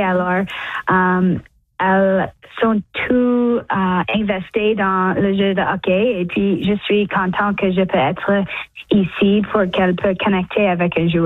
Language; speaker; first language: French; non-native, local second language; English